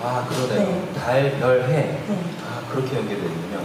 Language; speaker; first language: Korean; native; Korean